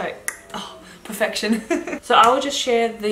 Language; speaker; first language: English; native; English